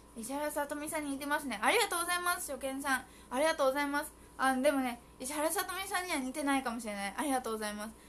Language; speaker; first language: Japanese; early bilingual, heritage; Japanese